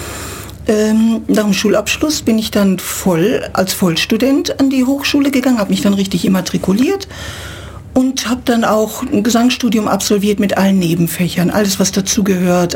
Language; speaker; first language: German; native; German